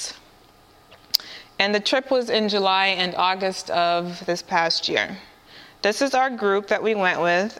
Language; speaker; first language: English; native; English